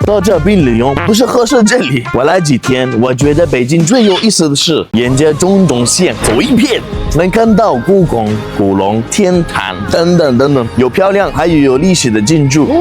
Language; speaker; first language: Chinese; non-native, learner; Korean